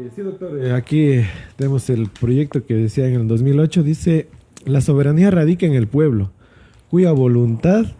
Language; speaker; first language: Spanish; native; Spanish